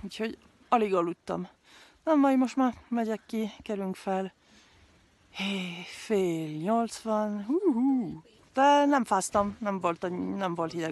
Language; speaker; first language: Hungarian; early bilingual, heritage; Hungarian